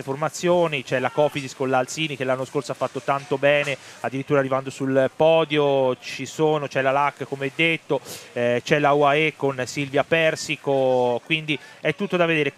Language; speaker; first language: Italian; native; Italian